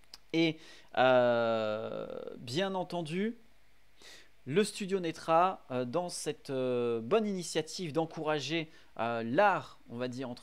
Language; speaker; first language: French; native; French